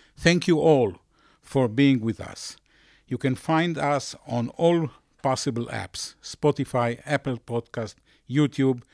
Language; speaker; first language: English; non-native, fluent; Hebrew